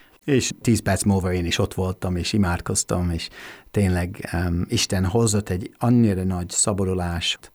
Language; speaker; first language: Hungarian; non-native, fluent; English